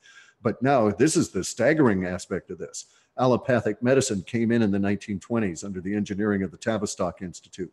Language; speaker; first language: English; native; English